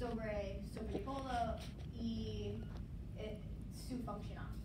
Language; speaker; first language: Spanish; non-native, learner; English